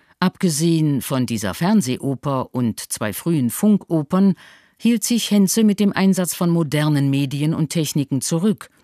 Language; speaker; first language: German; native; German